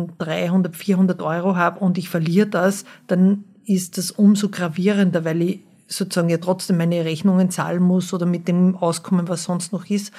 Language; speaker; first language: German; native; German